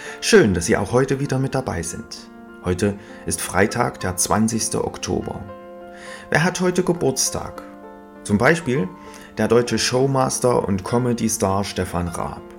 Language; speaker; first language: German; native; German